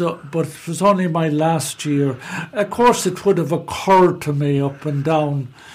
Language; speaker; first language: English; native; English